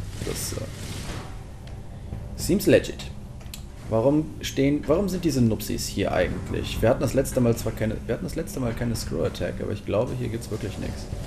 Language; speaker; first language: German; native; German